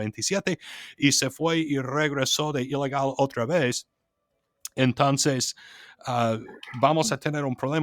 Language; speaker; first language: Spanish; non-native, fluent; English